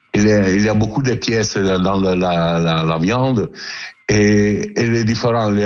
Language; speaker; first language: French; non-native, learner; Italian